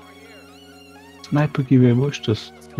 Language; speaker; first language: German; native; German